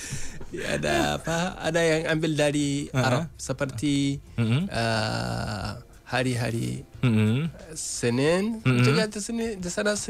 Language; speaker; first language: Indonesian; non-native, learner; Hausa